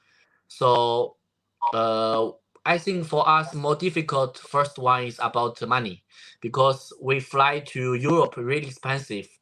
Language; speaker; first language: English; non-native, learner; Chinese